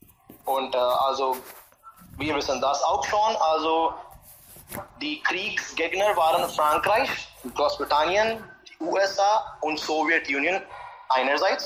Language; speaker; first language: German; non-native, learner; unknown